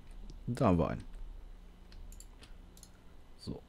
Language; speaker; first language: German; native; German